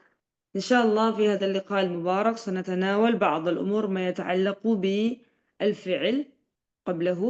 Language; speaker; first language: Arabic; non-native, fluent; Indonesian